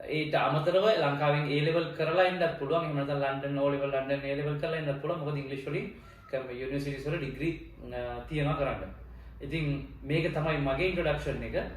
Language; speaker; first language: Sinhala; native; Sinhala